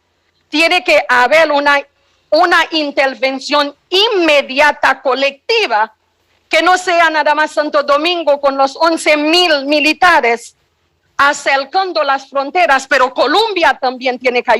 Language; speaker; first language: Spanish; non-native, fluent; Haitian Creole